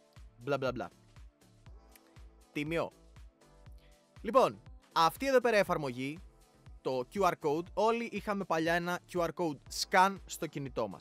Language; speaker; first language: Greek; native; Greek